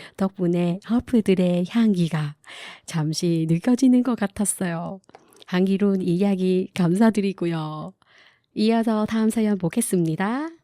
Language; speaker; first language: Korean; non-native, fluent; Vietnamese